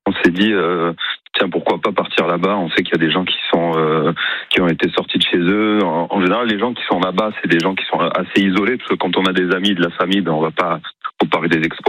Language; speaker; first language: French; native; French